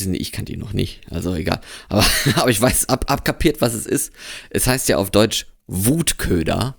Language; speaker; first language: German; native; German